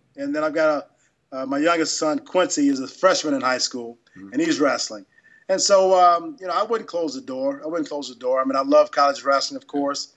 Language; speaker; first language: English; native; English